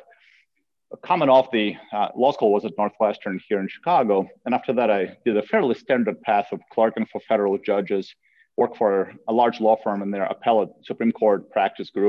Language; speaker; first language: English; non-native, fluent; Russian